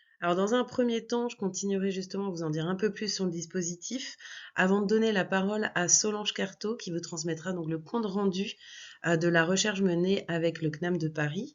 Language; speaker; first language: French; native; French